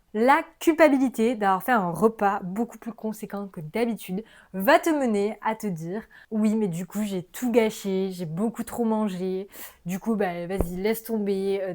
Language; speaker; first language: French; native; French